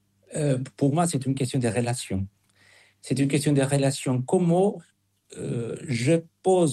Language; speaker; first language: French; non-native, fluent; Spanish